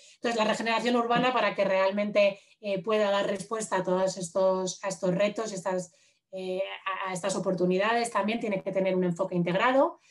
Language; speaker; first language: Spanish; native; Spanish